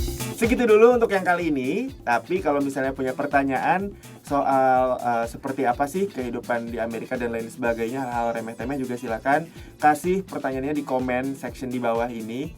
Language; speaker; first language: Indonesian; native; Indonesian